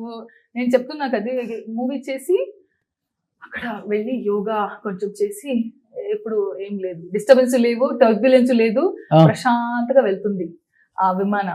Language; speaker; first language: Telugu; non-native, local second language; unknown